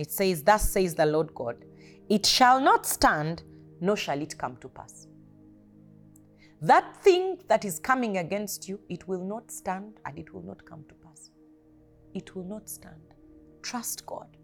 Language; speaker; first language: English; non-native, local second language; Ganda